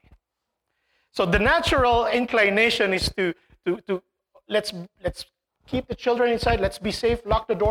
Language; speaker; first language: English; non-native, local second language; Filipino